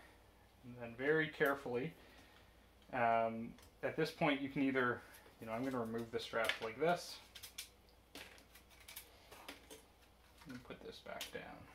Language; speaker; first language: English; native; English